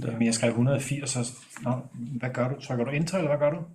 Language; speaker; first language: Danish; native; Danish